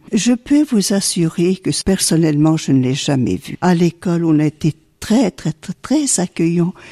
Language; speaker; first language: French; early bilingual, other home language; Italian